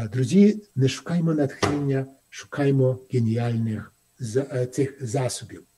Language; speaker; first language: Ukrainian; early bilingual, heritage; Ukrainian